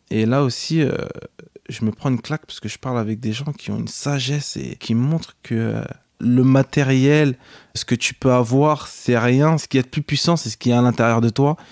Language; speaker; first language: French; native; French